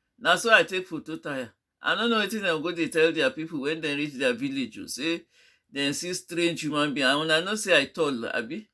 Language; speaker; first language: Nigerian Pidgin; non-native, local second language; Yoruba